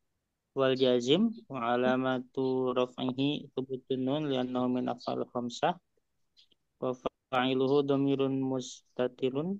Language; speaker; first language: Arabic; non-native, learner; Indonesian